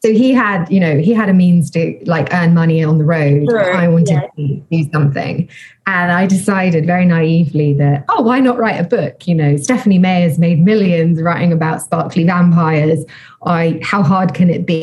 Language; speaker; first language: English; native; English